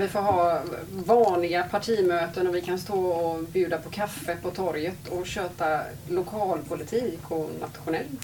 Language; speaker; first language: Swedish; native; Swedish